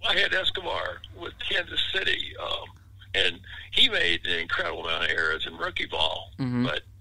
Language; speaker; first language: English; native; English